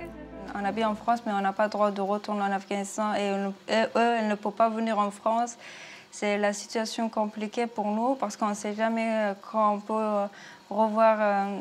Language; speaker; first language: French; non-native, learner; Persian